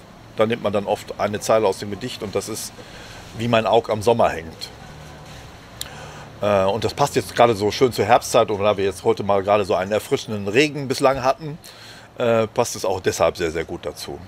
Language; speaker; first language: German; native; German